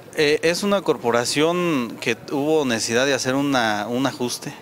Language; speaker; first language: Spanish; native; Spanish